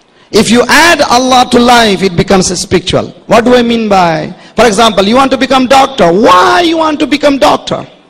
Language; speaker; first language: English; non-native, local second language; Urdu